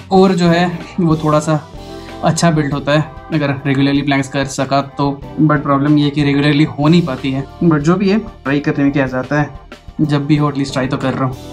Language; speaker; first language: Hindi; native; Hindi